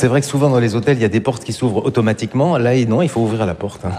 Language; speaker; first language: French; native; French